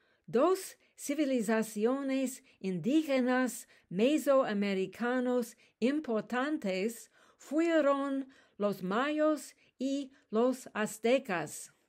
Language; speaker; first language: Spanish; non-native, learner; English